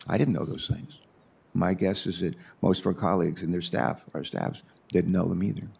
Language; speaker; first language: English; native; English